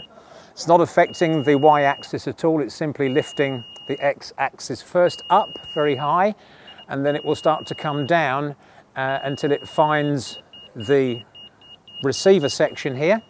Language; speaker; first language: English; native; English